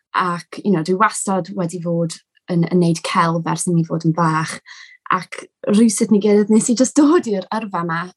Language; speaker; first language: Welsh; non-native, local second language; English